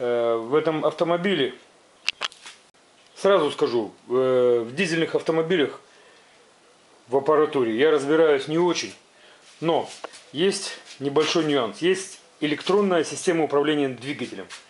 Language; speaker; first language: Russian; native; Russian